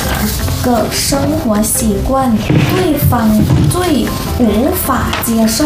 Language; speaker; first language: Chinese; non-native, fluent; Thai